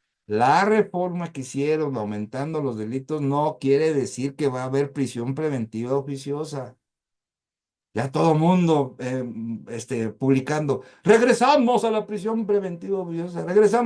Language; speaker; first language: Spanish; native; Spanish